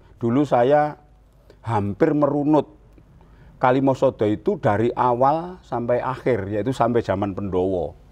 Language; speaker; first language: Indonesian; native; Indonesian